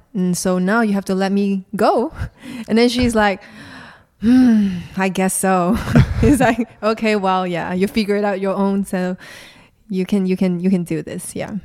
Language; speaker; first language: English; non-native, local second language; Chinese